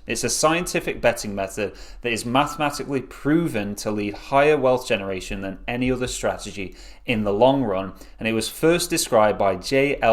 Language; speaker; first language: English; native; English